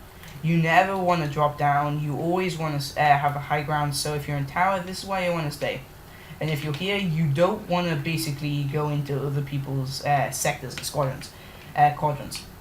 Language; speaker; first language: English; native; English